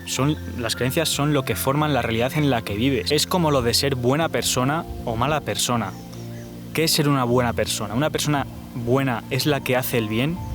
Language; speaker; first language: Spanish; native; Spanish